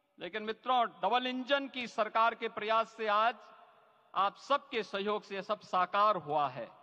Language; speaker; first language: Hindi; native; Hindi